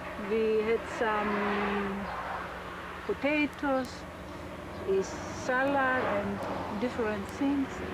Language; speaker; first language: English; non-native, learner; German